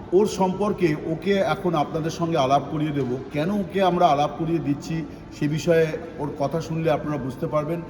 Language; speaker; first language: Bangla; native; Bangla